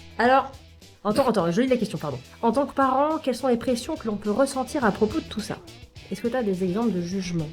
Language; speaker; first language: French; native; French